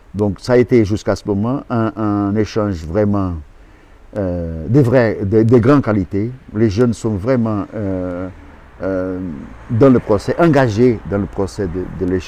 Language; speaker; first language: French; non-native, fluent; Portuguese